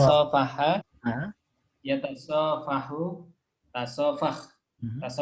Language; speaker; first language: Arabic; non-native, learner; Indonesian